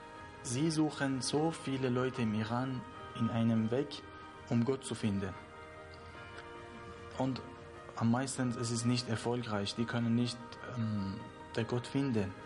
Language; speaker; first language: German; non-native, learner; Persian